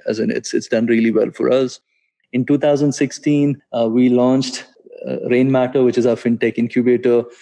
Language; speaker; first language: English; non-native, local second language; Hindi